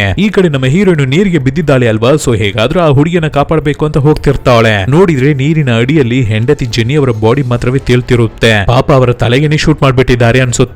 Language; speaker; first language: Kannada; native; Kannada